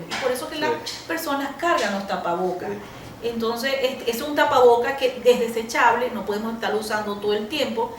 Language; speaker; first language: Spanish; native; Spanish